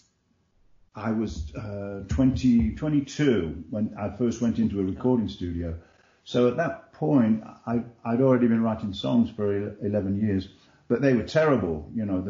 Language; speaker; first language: English; native; English